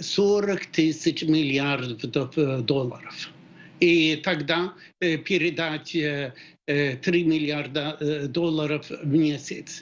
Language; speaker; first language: Russian; non-native, fluent; Swedish